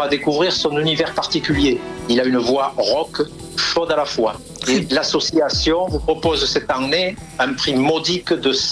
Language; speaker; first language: French; native; French